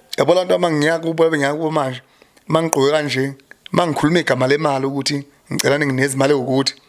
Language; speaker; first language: Zulu; native; Zulu